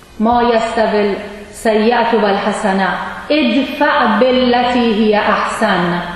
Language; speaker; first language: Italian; non-native, fluent; Persian